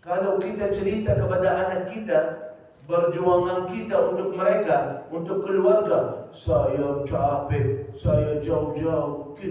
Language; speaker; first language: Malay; non-native, fluent; Arabic